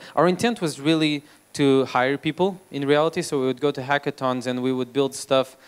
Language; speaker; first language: English; non-native, fluent; Portuguese